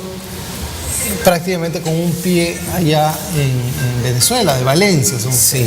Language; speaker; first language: Spanish; native; Spanish